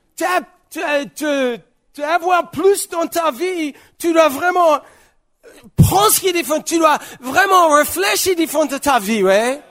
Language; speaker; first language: French; non-native, learner; English